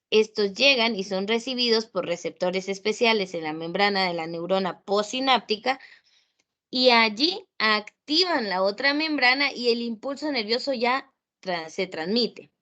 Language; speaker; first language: Spanish; native; Spanish